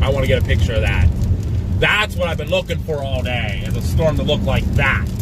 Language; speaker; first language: English; native; English